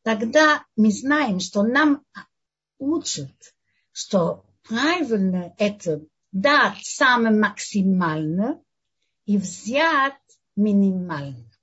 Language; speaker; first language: Russian; non-native, learner; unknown